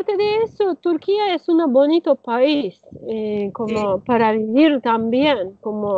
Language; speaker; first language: Spanish; non-native, learner; Turkish